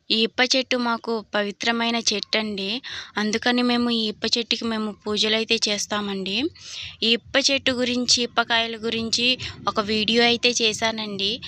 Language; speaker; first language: Telugu; non-native, local second language; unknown